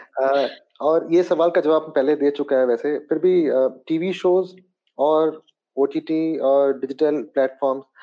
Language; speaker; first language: Hindi; native; Hindi